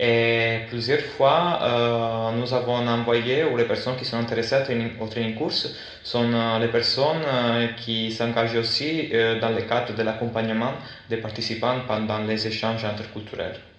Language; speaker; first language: French; non-native, fluent; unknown